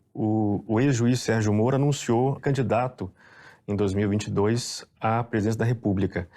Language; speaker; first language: Portuguese; native; Portuguese